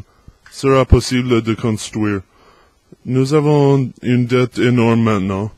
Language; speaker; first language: French; non-native, learner; English